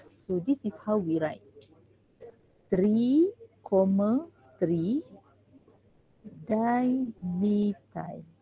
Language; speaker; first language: English; non-native, local second language; Malay